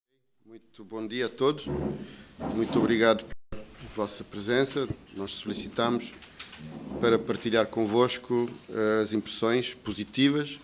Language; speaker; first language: Portuguese; native; Portuguese